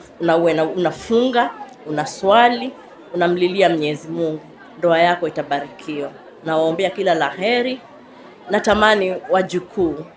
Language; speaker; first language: Swahili; native; Swahili